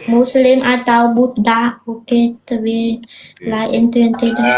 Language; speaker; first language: Indonesian; non-native, learner; Vietnamese